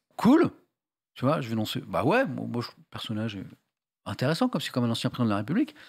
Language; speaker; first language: French; native; French